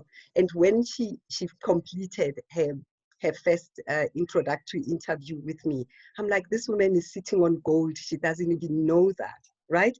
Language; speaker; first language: English; non-native, local second language; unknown